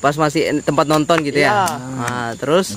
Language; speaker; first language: Indonesian; native; Indonesian